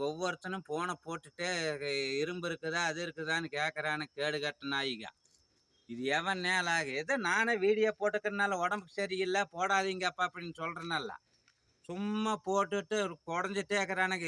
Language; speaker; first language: Tamil; native; Tamil